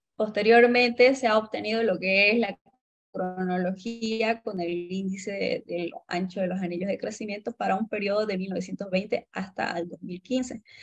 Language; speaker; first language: Spanish; native; Spanish